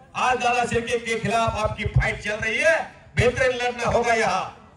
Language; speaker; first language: Hindi; non-native, local second language; Marathi